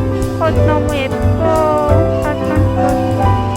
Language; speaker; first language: Korean; early bilingual, heritage; Korean